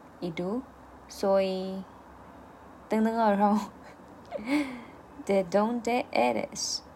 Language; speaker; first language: Spanish; non-native, learner; Chinese